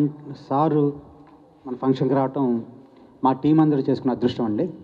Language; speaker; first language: Telugu; native; Telugu